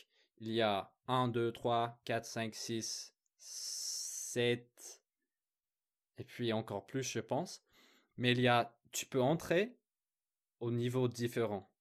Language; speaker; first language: French; non-native, fluent; English